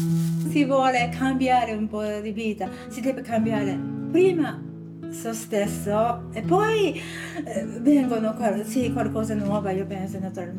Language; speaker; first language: Italian; non-native, learner; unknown